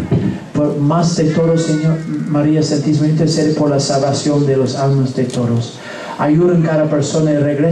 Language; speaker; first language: Spanish; non-native, learner; English